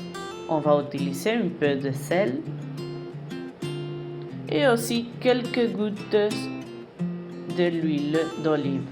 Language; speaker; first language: French; non-native, fluent; Spanish